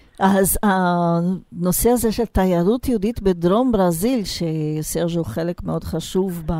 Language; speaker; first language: Hebrew; non-native, fluent; Portuguese